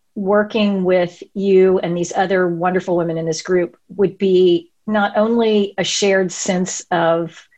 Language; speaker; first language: English; native; English